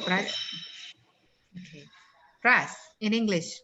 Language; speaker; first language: English; non-native, fluent; Indonesian